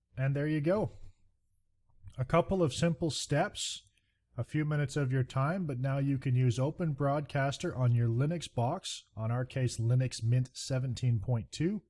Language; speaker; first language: English; native; English